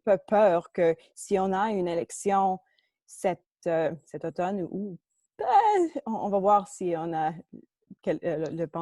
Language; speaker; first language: French; non-native, local second language; English